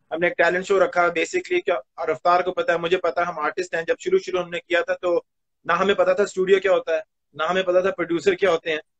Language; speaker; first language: Hindi; early bilingual, other home language; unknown